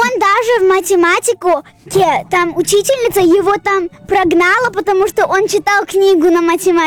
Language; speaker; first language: Russian; early bilingual, heritage; Russian